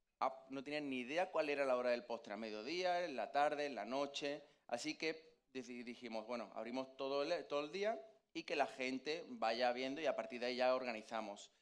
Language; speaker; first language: Spanish; native; Spanish